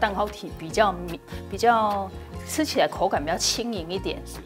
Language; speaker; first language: Chinese; native; Chinese